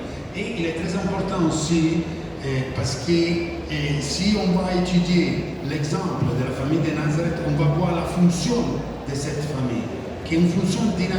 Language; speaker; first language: French; non-native, fluent; Italian